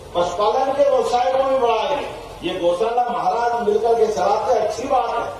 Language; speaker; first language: Hindi; native; Hindi